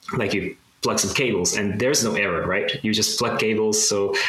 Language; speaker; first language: English; non-native, fluent; Japanese